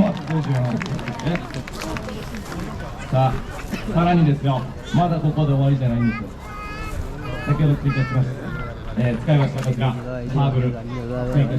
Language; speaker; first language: Japanese; native; Japanese